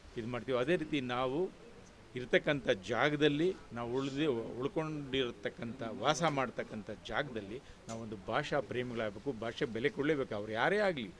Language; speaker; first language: Kannada; native; Kannada